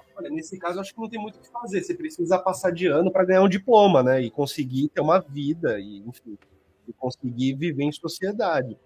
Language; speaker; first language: Portuguese; native; Portuguese